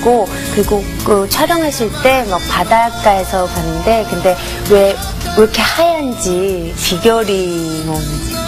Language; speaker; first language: Korean; non-native, fluent; Chinese